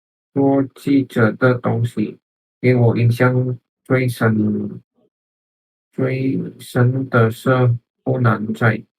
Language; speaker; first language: Chinese; non-native, learner; Indonesian